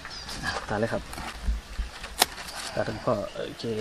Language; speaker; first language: Thai; non-native, local second language; Northeastern Thai